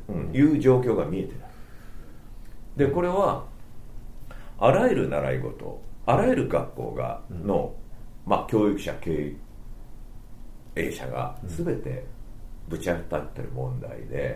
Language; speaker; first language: Japanese; native; Japanese